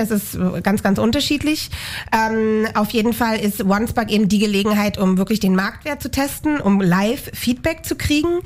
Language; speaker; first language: German; native; German